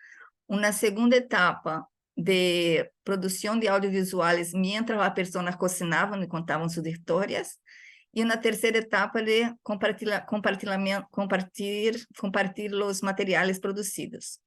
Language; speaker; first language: Spanish; non-native, fluent; Portuguese